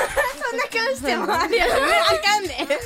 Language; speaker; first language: Japanese; native; Japanese